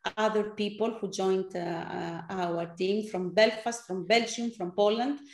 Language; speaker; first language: English; non-native, fluent; Greek